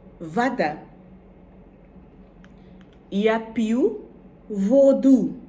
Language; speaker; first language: Russian; non-native, fluent; Bangla